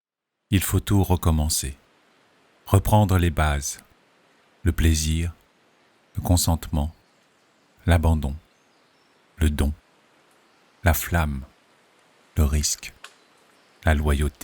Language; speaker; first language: French; native; French